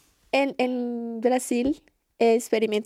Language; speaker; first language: Spanish; non-native, learner; Portuguese